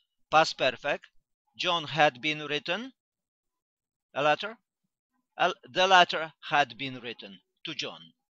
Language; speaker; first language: English; non-native, fluent; Polish